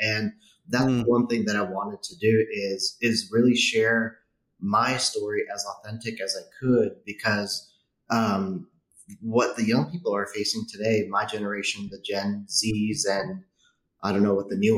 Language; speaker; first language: English; native; English